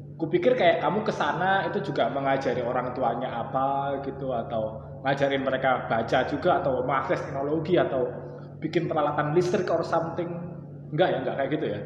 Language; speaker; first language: Indonesian; native; Indonesian